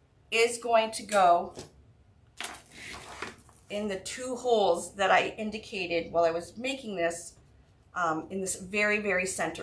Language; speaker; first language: English; native; English